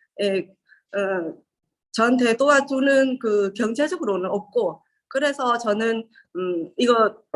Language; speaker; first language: Korean; non-native, learner; Vietnamese